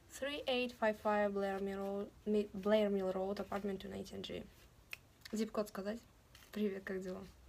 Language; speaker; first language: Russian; native; Russian